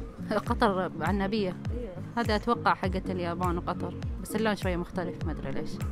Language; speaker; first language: Arabic; native; Arabic